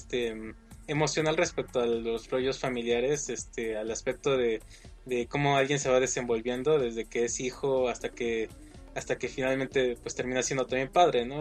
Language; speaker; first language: Spanish; native; Spanish